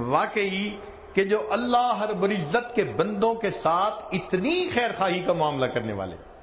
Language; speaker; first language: Urdu; non-native, local second language; Punjabi